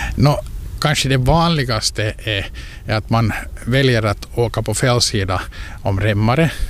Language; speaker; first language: Swedish; native; Swedish